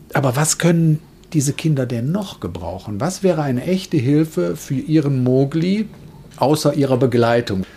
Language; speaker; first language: German; native; German